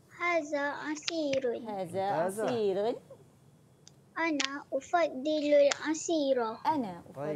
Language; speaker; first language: Arabic; non-native, learner; Malay